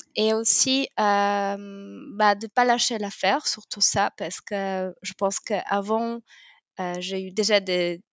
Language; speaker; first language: French; non-native, fluent; Polish